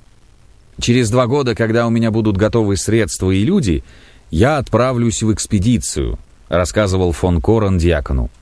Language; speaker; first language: Russian; native; Russian